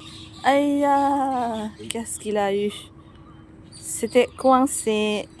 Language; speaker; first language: French; non-native, fluent; Thai